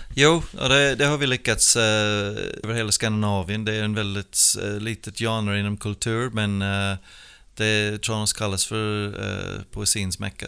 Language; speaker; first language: Swedish; non-native, fluent; English